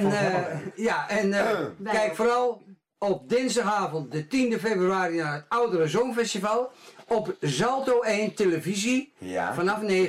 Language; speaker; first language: Dutch; native; Dutch